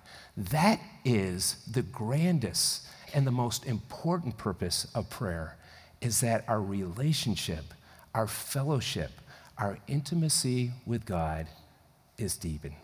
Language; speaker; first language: English; native; English